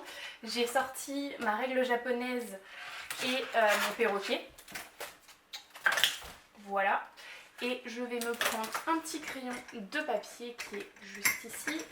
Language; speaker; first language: French; native; French